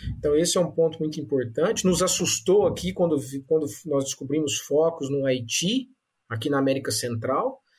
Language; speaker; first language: Portuguese; native; Portuguese